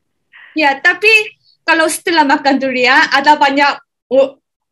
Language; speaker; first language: Indonesian; non-native, learner; Korean